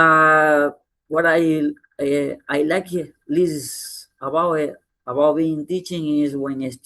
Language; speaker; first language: English; non-native, fluent; Spanish